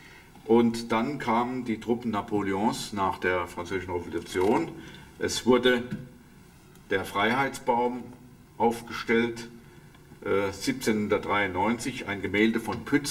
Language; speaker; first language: German; native; German